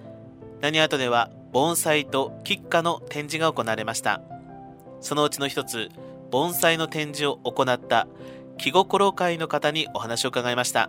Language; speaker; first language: Japanese; native; Japanese